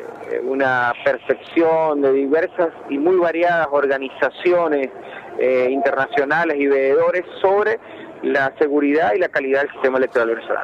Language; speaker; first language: Spanish; native; Spanish